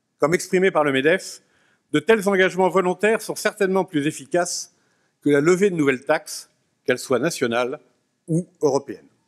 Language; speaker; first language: French; native; French